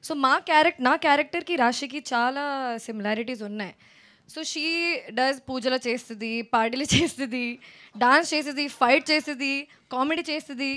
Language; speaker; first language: Telugu; non-native, local second language; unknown